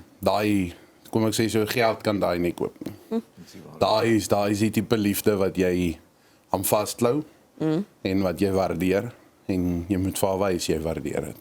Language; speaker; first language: Afrikaans; native; Afrikaans